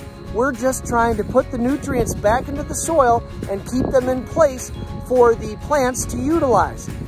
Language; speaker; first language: English; native; English